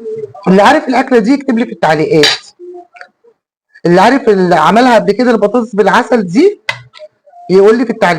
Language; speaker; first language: Arabic; native; Arabic